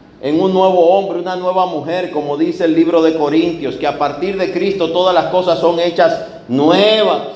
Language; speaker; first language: Spanish; native; Spanish